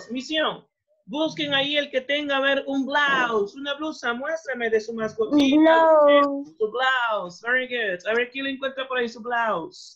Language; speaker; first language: Spanish; native; Spanish